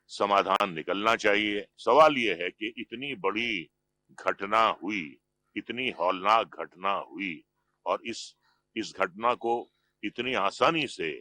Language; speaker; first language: Hindi; native; Hindi